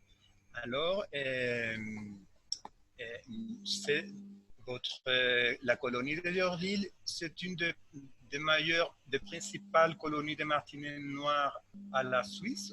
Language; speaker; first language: French; non-native, learner; Spanish